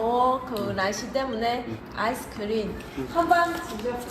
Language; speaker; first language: Korean; non-native, learner; Chinese